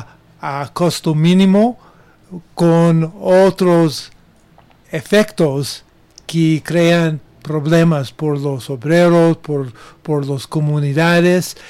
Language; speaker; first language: Spanish; non-native, learner; English